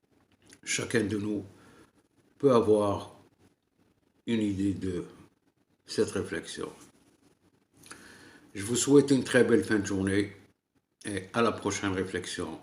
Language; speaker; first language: French; non-native, local second language; Arabic